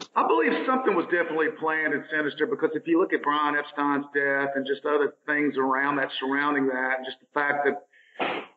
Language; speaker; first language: English; native; English